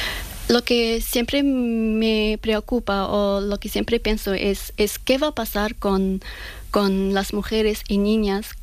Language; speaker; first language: Spanish; non-native, fluent; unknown